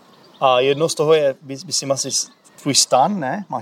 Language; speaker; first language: Czech; native; Czech